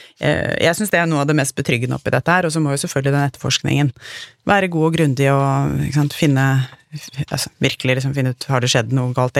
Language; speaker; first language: Norwegian; native; Norwegian